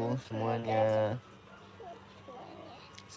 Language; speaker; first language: Indonesian; native; Indonesian